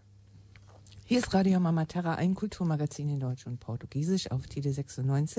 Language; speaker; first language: German; native; German